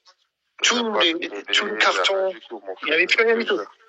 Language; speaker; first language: French; native; French